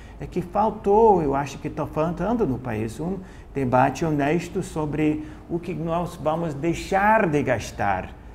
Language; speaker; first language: Portuguese; non-native, fluent; English